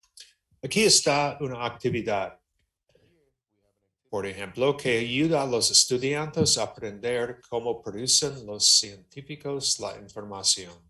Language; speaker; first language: Spanish; non-native, learner; English